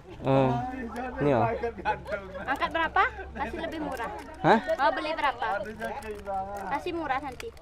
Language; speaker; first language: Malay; non-native, local second language; Balinese